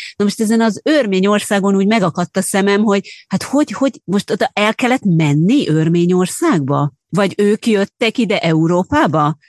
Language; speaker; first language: Hungarian; native; Hungarian